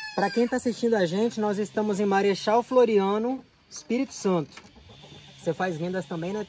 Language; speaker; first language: Portuguese; native; Portuguese